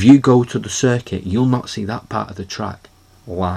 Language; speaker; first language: English; native; English